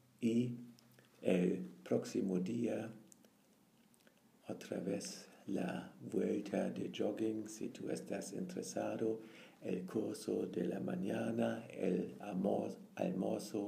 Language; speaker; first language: Spanish; non-native, fluent; German